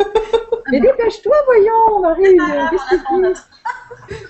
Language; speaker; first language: French; native; French